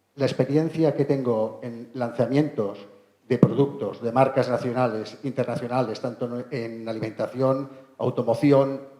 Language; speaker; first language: Spanish; non-native, local second language; Catalan